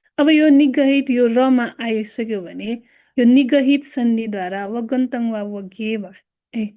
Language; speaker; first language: Nepali; non-native, local second language; Newari